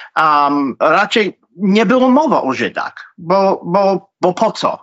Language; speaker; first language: Polish; non-native, fluent; English